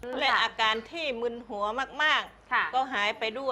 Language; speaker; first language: Thai; native; Thai